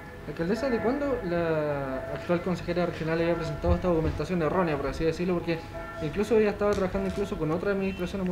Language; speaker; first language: Spanish; native; Spanish